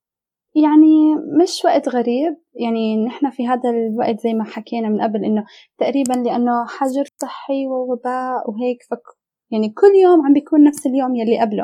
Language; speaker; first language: Arabic; native; Arabic